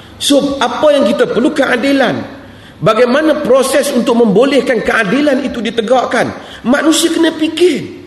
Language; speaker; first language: Malay; native; Malay